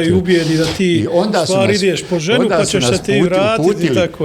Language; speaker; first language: Bosnian; native; Bosnian